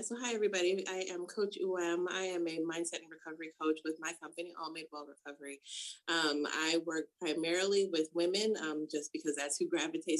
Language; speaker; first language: English; native; English